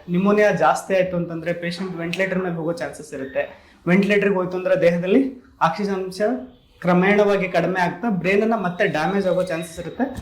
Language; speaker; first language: Kannada; native; Kannada